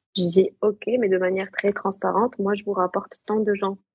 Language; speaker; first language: French; non-native, local second language; Arabic